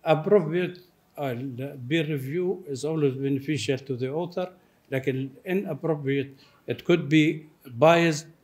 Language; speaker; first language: English; non-native, fluent; Arabic